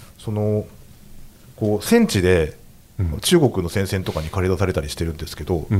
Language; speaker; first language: Japanese; native; Japanese